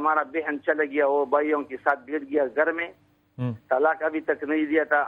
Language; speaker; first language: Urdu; non-native, local second language; Pashto